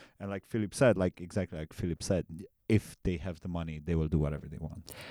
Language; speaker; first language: English; non-native, fluent; Romanian